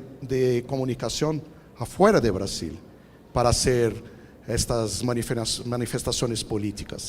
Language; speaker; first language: Spanish; non-native, fluent; Portuguese